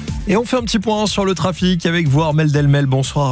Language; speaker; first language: French; native; French